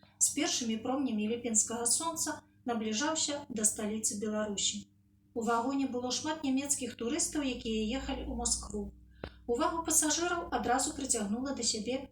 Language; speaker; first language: Belarusian; native; Belarusian